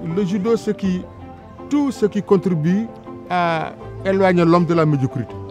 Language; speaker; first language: French; non-native, local second language; Wolof